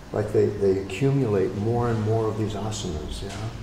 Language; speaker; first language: English; native; English